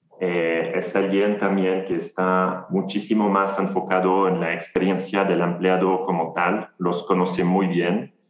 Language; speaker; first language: Spanish; non-native, fluent; French